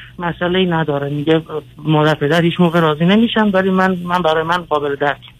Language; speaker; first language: Persian; early bilingual, other home language; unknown